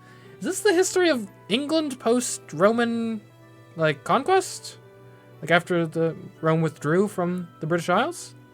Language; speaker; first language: English; native; English